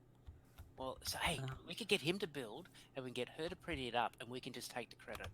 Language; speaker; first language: English; native; English